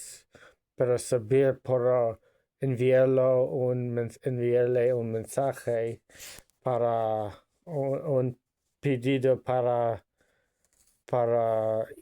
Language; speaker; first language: Spanish; non-native, learner; English